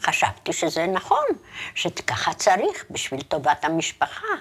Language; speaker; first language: Hebrew; non-native, fluent; Polish